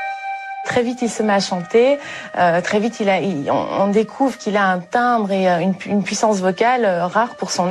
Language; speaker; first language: French; native; French